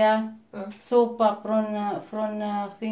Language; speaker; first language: Swedish; non-native, fluent; Filipino